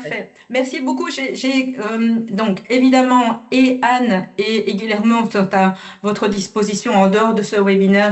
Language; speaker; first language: French; native; French